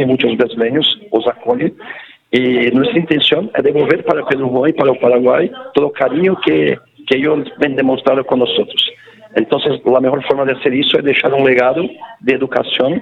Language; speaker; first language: Portuguese; non-native, local second language; Spanish